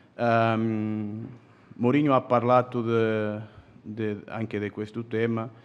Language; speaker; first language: Italian; non-native, fluent; Portuguese